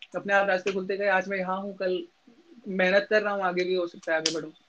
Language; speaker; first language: Hindi; native; Hindi